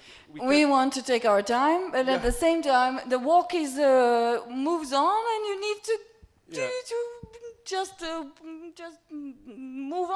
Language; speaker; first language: English; non-native, fluent; Romanian